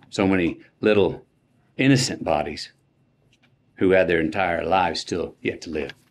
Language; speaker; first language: English; native; English